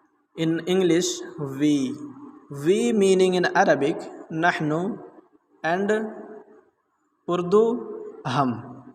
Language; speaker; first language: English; non-native, learner; Urdu